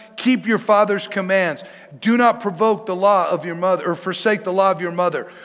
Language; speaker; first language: English; native; English